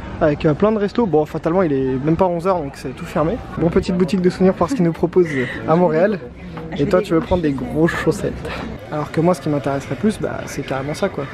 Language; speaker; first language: French; native; French